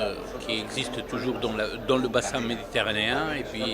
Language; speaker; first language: French; non-native, local second language; Arabic